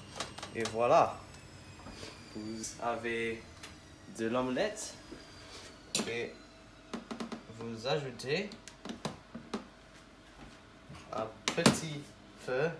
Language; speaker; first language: French; non-native, learner; English